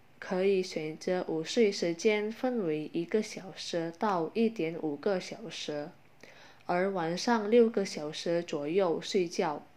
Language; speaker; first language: Chinese; non-native, fluent; Indonesian